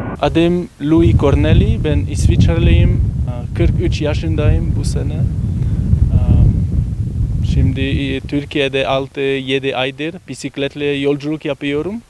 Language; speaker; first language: Turkish; non-native, learner; French